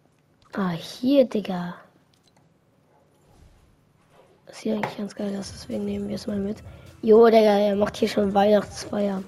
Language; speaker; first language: German; native; German